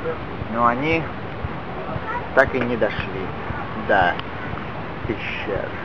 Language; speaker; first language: Russian; early bilingual, heritage; Russian